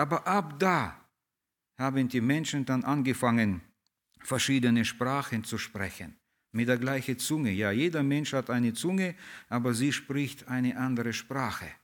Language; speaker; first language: German; early bilingual, heritage; German